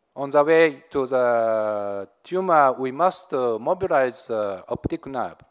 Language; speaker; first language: English; non-native, learner; Japanese